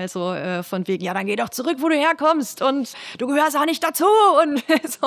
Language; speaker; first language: German; native; German